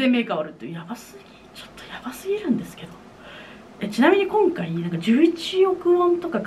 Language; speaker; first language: Japanese; native; Japanese